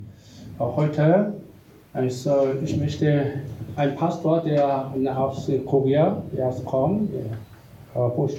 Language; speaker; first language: German; non-native, learner; Korean